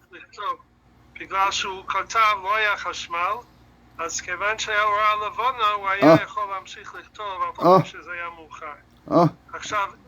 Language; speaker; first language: Hebrew; non-native, fluent; English